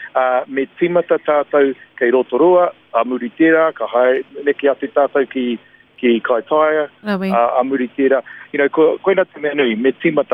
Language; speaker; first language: Māori; non-native, local second language; English